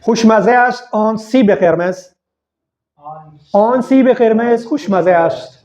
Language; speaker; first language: Persian; non-native, fluent; Urdu